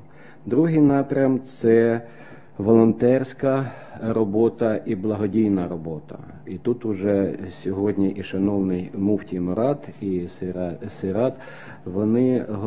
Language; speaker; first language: Ukrainian; native; Ukrainian